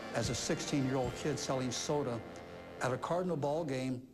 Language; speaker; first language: English; native; English